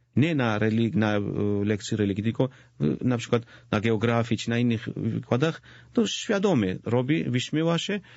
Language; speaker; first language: Polish; non-native, fluent; Georgian